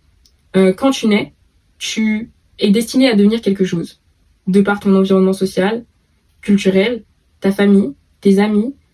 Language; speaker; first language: French; native; French